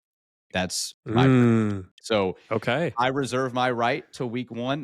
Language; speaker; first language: English; native; English